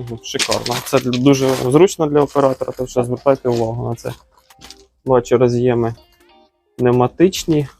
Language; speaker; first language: Ukrainian; native; Ukrainian